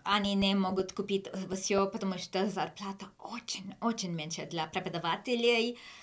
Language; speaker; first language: Russian; non-native, learner; English